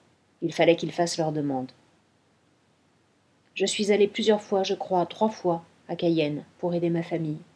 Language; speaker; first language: French; non-native, fluent; Spanish